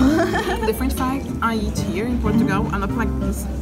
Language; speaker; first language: English; non-native, fluent; Portuguese